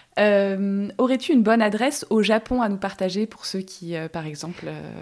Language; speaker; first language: French; native; French